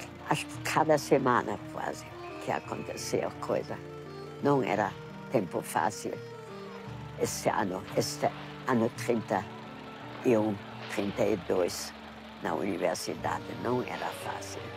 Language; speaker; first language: Portuguese; non-native, fluent; German